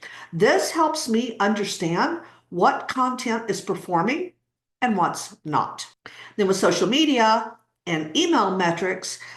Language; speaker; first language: English; native; English